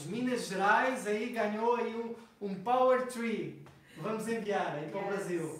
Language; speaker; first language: Portuguese; non-native, fluent; Spanish